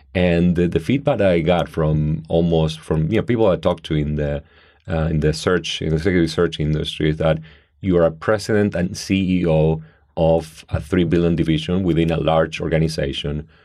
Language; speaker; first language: English; non-native, fluent; Spanish